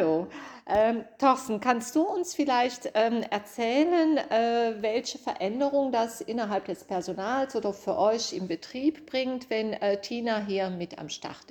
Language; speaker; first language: German; native; German